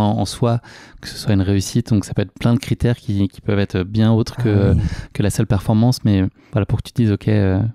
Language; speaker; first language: French; native; French